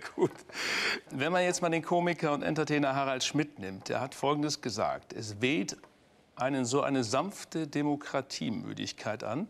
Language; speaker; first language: German; native; German